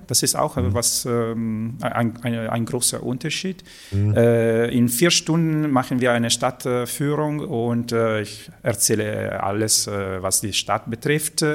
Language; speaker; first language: German; non-native, fluent; Italian